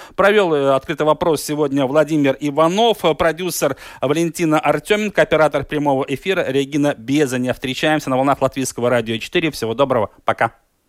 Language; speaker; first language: Russian; native; Russian